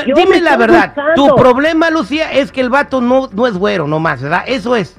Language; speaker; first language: Spanish; early bilingual, heritage; Spanish